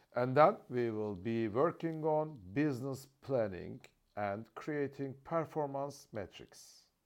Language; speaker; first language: English; non-native, fluent; Turkish